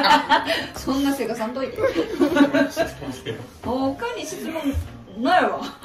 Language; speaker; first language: Japanese; native; Japanese